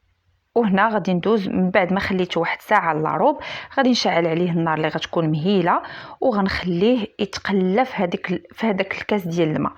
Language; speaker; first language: Arabic; native; Arabic